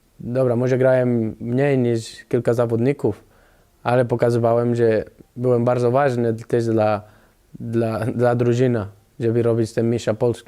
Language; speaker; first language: Polish; non-native, learner; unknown